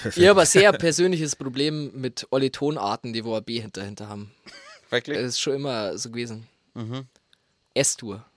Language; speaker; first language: German; non-native, local second language; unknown